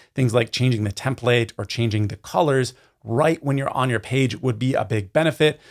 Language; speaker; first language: English; native; English